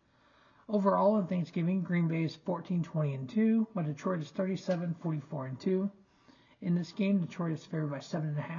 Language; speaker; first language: English; native; English